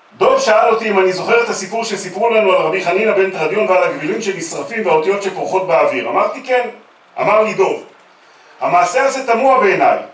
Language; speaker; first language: Hebrew; native; Hebrew